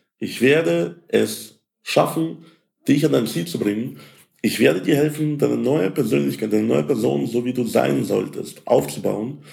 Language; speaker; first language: German; early bilingual, other home language; Russian